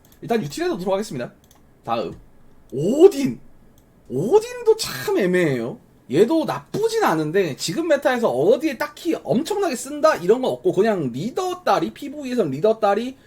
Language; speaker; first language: Korean; native; Korean